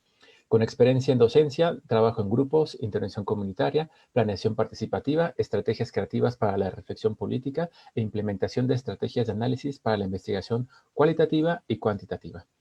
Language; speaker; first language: Spanish; native; Spanish